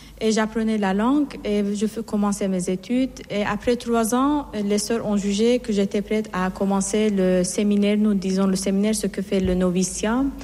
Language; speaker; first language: French; non-native, fluent; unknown